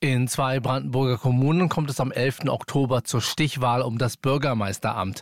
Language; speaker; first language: German; native; German